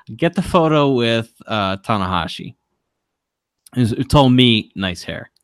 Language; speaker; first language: English; native; English